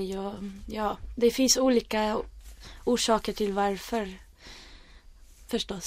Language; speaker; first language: Swedish; early bilingual, other home language; Arabic